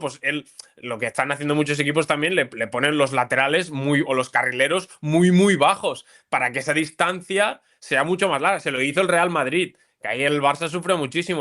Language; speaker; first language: Spanish; native; Spanish